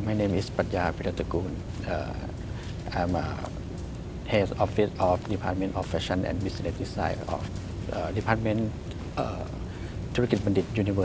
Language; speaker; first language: English; non-native, learner; Thai